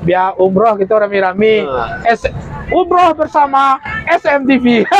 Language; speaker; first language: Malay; non-native, local second language; Minangkabau